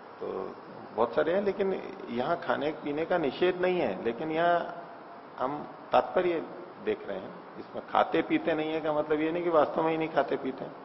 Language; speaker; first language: Hindi; native; Hindi